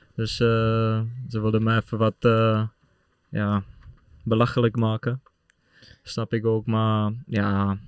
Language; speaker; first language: Dutch; non-native, fluent; Czech